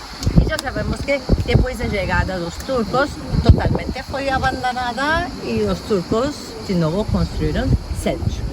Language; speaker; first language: Portuguese; non-native, fluent; Turkish